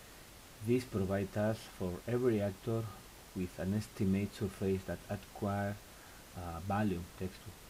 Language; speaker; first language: English; non-native, fluent; Spanish